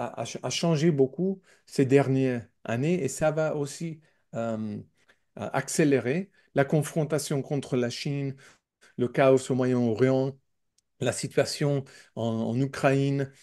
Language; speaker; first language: French; non-native, learner; English